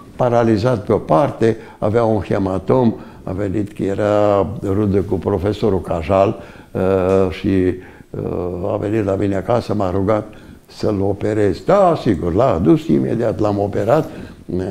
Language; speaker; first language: Romanian; native; Romanian